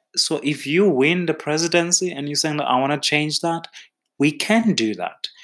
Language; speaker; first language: English; non-native, local second language; Xhosa